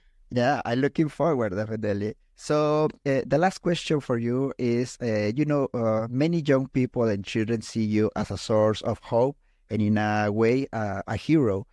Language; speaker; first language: English; non-native, fluent; Spanish